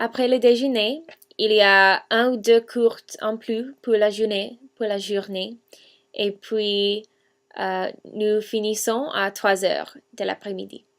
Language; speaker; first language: French; non-native, fluent; English